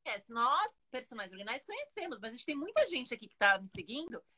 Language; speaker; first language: Portuguese; native; Portuguese